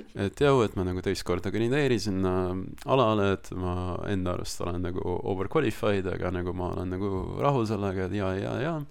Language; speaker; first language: Estonian; early bilingual, other home language; Russian